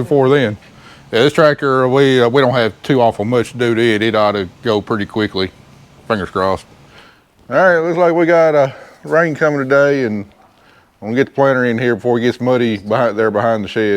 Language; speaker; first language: English; native; English